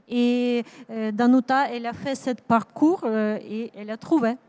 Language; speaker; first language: French; non-native, learner; Ukrainian